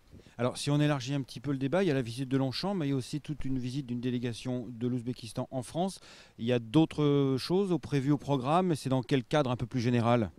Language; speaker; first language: French; native; French